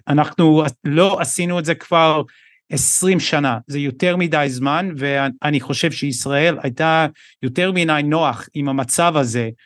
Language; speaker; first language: Hebrew; non-native, fluent; English